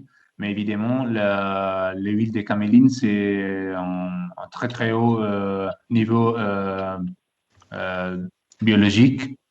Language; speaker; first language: French; non-native, fluent; Italian